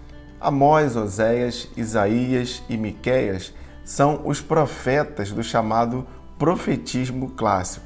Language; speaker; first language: Portuguese; native; Portuguese